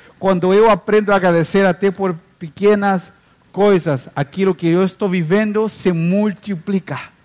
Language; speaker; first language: Portuguese; non-native, fluent; Spanish